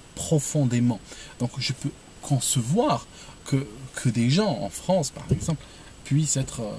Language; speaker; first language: French; non-native, local second language; Arabic